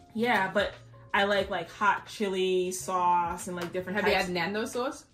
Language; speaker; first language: English; native; English